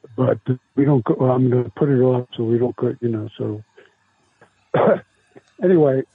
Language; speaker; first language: English; early bilingual, other home language; Italian